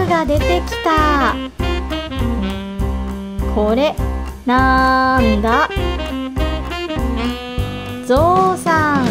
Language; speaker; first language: Japanese; native; Japanese